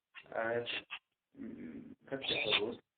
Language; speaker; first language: Russian; non-native, local second language; Tajik